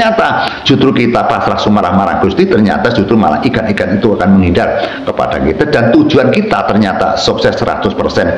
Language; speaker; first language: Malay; non-native, local second language; Javanese